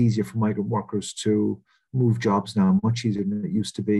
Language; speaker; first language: English; native; English